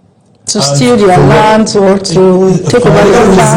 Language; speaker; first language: English; non-native, local second language; Yoruba